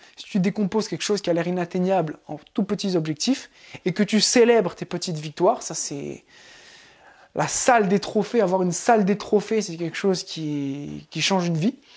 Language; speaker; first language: French; native; French